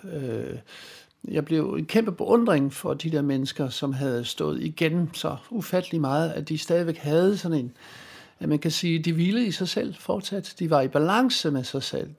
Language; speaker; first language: Danish; non-native, fluent; Dutch